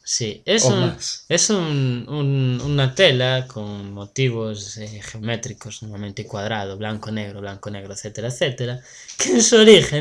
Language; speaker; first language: Spanish; native; Spanish